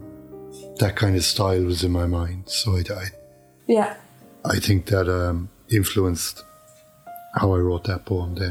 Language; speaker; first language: English; native; English